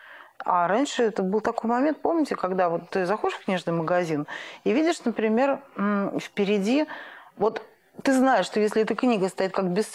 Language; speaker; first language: Russian; native; Russian